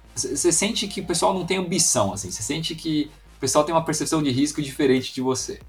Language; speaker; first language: Portuguese; native; Portuguese